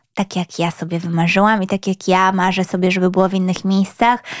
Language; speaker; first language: Polish; early bilingual, heritage; Polish